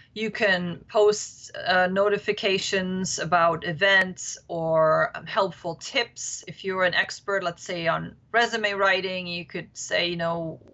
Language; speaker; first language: English; non-native, fluent; German